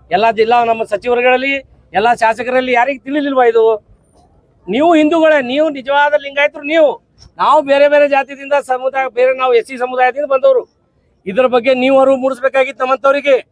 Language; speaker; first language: Kannada; native; Kannada